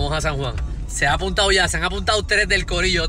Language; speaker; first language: Spanish; native; Spanish